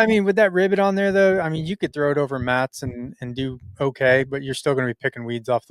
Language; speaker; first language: English; native; English